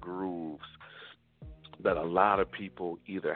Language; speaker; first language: English; native; English